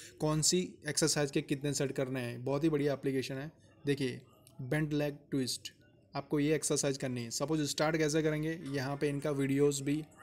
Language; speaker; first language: Hindi; native; Hindi